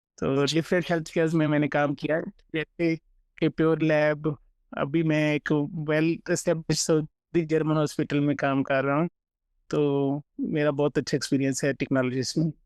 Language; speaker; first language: Urdu; non-native, local second language; Punjabi